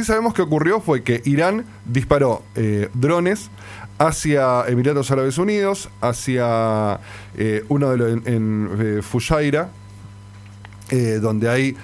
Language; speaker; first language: Spanish; native; Spanish